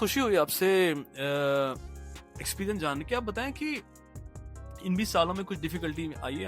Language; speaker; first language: Hindi; native; Hindi